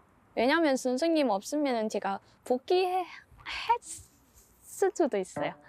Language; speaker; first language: Korean; non-native, learner; Vietnamese